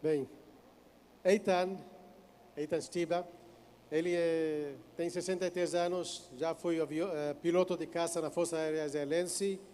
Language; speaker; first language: Portuguese; non-native, fluent; Hebrew